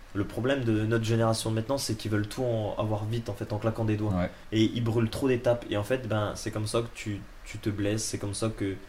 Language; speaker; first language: French; native; French